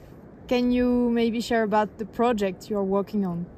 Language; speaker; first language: English; non-native, fluent; French